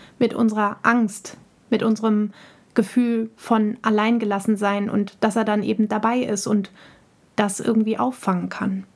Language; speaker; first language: German; native; German